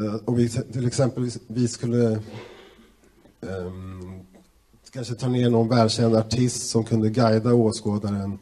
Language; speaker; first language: Swedish; native; Swedish